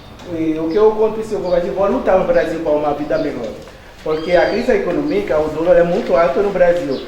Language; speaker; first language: Portuguese; non-native, learner; Haitian Creole